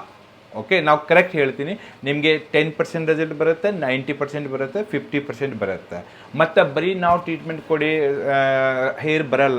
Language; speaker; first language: Kannada; non-native, local second language; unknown